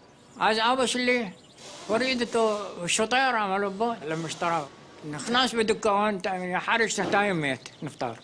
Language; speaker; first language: Hebrew; non-native, fluent; Arabic